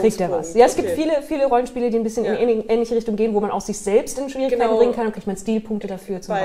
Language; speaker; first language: German; native; German